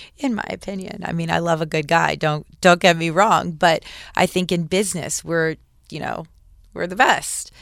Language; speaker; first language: English; native; English